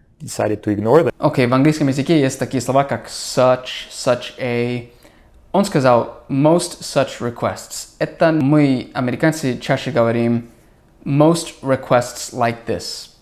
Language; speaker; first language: Russian; non-native, fluent; English